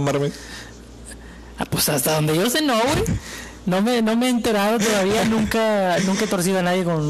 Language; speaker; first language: Spanish; native; Spanish